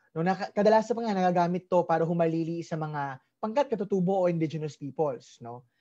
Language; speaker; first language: Filipino; native; Filipino